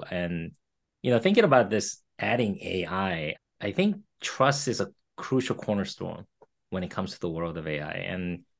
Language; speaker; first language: English; early bilingual, other home language; Korean